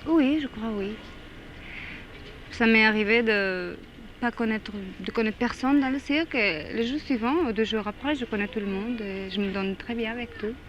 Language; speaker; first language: French; non-native, fluent; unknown